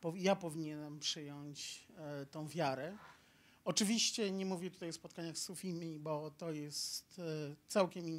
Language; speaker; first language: Polish; native; Polish